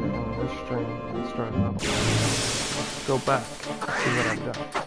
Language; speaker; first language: English; native; English